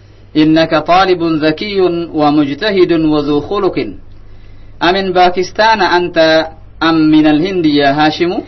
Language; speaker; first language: Arabic; non-native, fluent; Indonesian